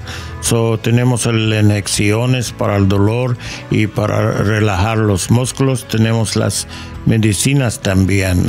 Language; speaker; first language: Spanish; non-native, learner; English